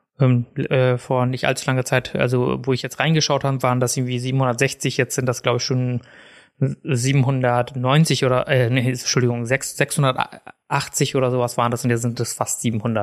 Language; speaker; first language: German; native; German